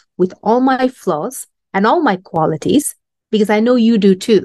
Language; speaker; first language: English; non-native, local second language; Bangla